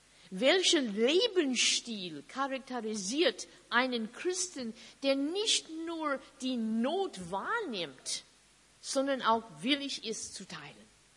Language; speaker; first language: German; non-native, fluent; English